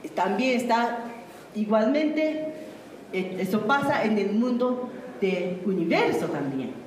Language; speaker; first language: Spanish; non-native, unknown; Japanese